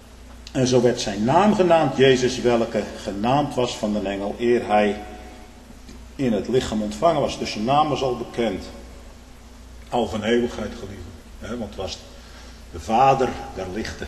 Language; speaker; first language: Dutch; native; Dutch